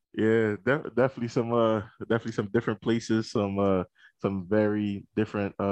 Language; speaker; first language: English; native; English